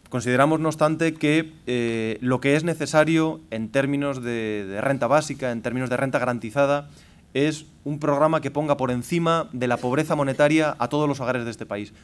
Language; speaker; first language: Spanish; native; Spanish